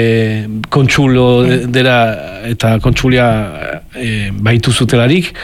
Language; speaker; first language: Basque; native; Basque